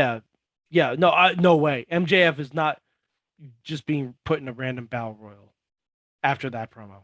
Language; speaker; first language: English; native; English